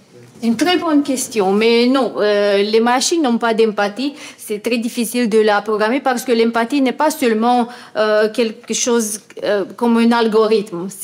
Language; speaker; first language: French; non-native, fluent; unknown